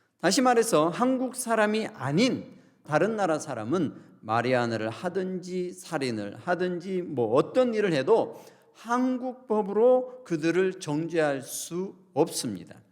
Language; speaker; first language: Korean; native; Korean